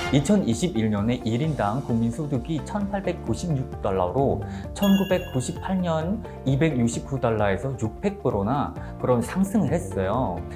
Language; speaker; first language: Korean; non-native, fluent; Khmer